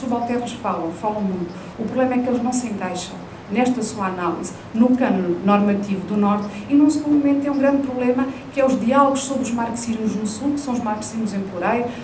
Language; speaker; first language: Portuguese; native; Portuguese